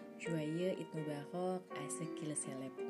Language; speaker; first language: French; non-native, learner; Indonesian